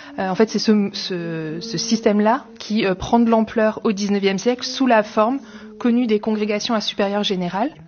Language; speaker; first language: French; native; French